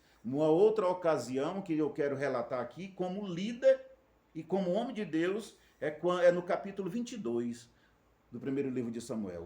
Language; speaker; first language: Portuguese; native; Portuguese